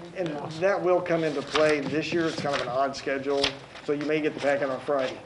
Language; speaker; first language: English; native; English